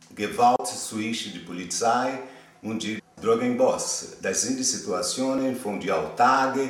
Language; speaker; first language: German; non-native, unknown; Portuguese